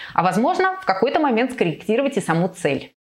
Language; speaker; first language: Russian; native; Russian